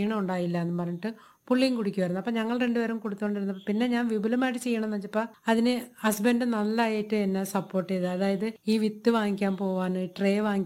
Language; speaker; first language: Malayalam; non-native, local second language; Telugu